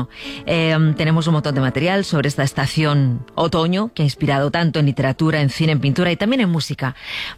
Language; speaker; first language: Spanish; native; Spanish